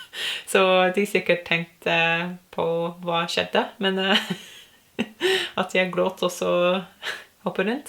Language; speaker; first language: Norwegian; non-native, learner; English